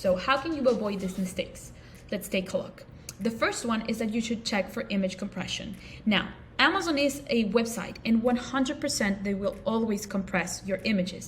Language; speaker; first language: English; non-native, local second language; Spanish